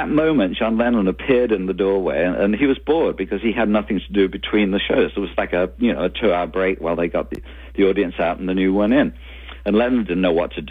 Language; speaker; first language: English; native; English